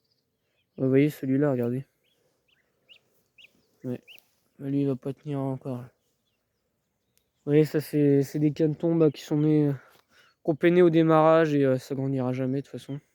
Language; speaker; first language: French; native; French